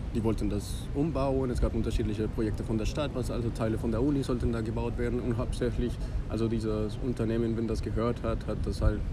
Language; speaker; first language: German; non-native, fluent; Spanish